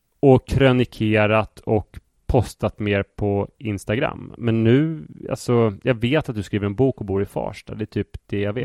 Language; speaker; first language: Swedish; native; Swedish